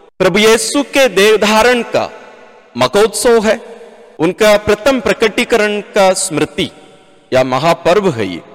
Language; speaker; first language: Hindi; non-native, local second language; Malayalam